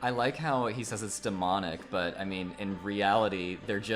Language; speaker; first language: English; native; English